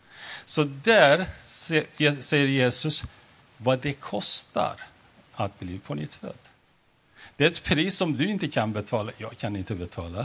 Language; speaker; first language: Swedish; non-native, fluent; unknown